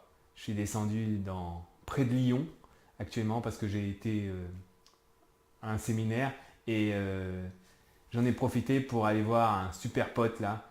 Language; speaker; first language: French; native; French